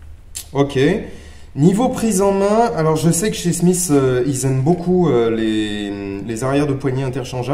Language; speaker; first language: French; native; French